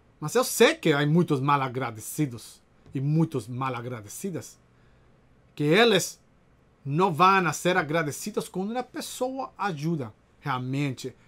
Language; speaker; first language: Portuguese; non-native, learner; Spanish